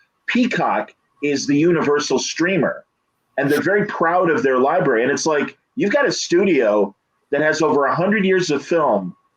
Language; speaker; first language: English; native; English